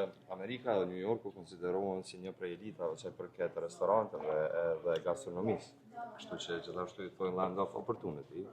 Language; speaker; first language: Albanian; native; Albanian